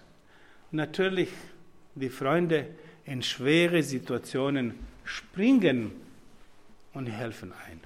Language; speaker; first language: German; non-native, fluent; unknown